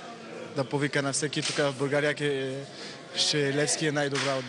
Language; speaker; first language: Bulgarian; non-native, learner; French